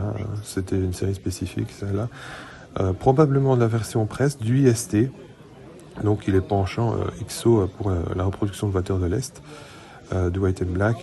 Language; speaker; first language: French; native; French